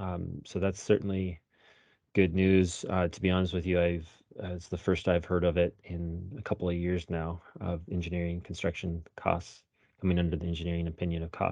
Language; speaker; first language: English; native; English